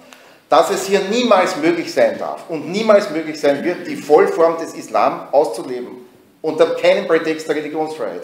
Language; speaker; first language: German; native; German